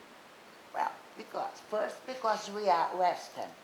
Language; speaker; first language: English; non-native, learner; Portuguese